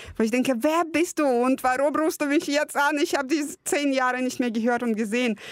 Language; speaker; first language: German; early bilingual, other home language; Russian